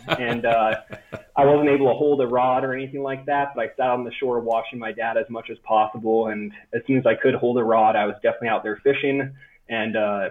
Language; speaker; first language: English; native; English